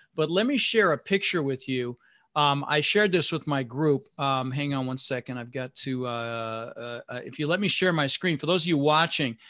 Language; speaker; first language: English; early bilingual, other home language; Dutch